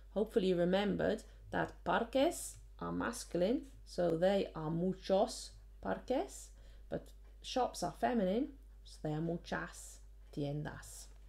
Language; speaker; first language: English; native; English